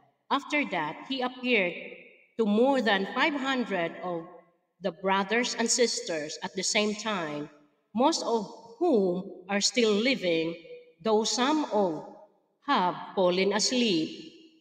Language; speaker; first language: English; non-native, local second language; Filipino